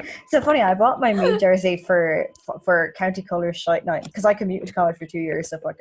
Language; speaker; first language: English; native; English